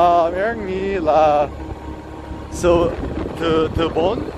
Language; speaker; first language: Vietnamese; non-native, learner; English